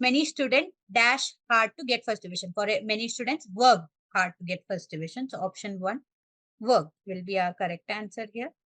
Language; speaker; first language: English; non-native, local second language; Malayalam